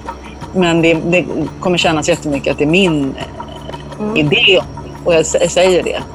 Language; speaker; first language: Swedish; native; Swedish